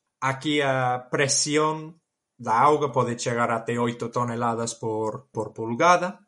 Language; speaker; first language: Galician; non-native, fluent; English